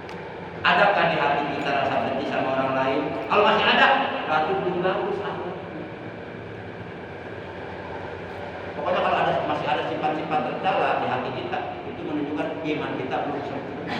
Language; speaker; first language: Indonesian; non-native, local second language; Javanese